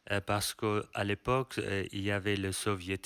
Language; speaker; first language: French; non-native, learner; Persian